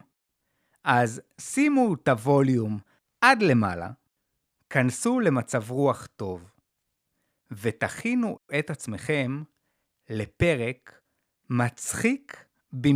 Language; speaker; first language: Hebrew; native; Hebrew